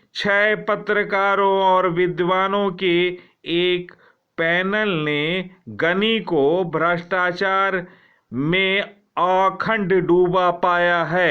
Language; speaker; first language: Hindi; native; Hindi